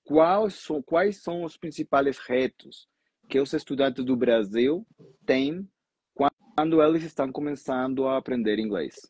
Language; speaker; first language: Portuguese; non-native, fluent; Spanish